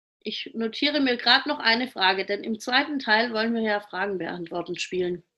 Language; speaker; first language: German; native; German